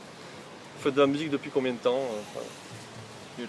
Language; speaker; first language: French; native; French